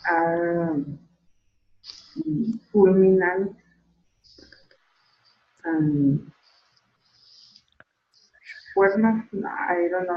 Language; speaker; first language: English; non-native, learner; Spanish